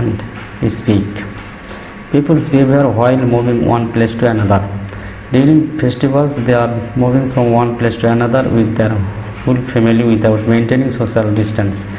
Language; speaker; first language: English; non-native, local second language; Bangla